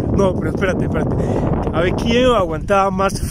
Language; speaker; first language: Spanish; native; Spanish